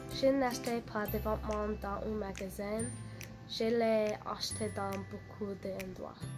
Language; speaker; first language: French; non-native, learner; English